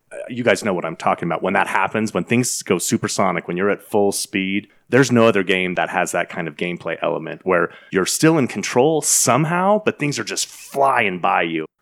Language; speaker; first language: English; native; English